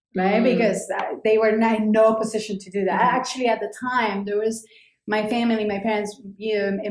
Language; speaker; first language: English; non-native, fluent; Spanish